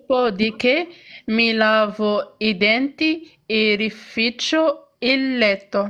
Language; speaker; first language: Italian; non-native, learner; Arabic